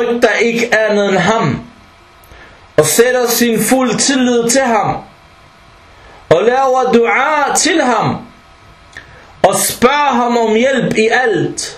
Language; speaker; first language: Danish; early bilingual, other home language; Arabic